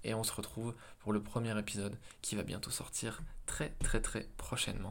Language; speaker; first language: French; native; French